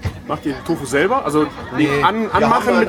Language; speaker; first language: German; native; German